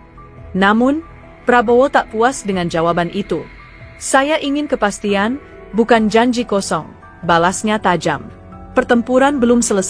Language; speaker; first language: Indonesian; native; Indonesian